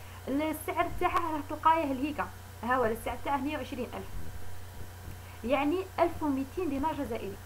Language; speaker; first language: Arabic; native; Arabic